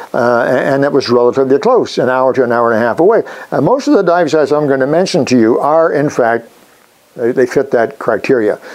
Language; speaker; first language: English; native; English